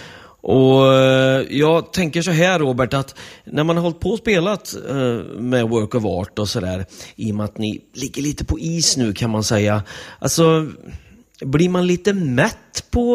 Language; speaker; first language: Swedish; native; Swedish